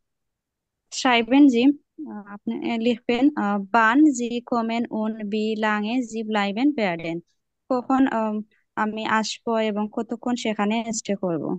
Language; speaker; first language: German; non-native, learner; Bangla